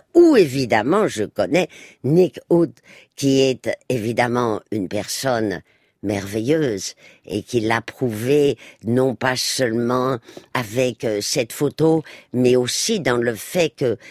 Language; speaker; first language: French; early bilingual, other home language; Spanish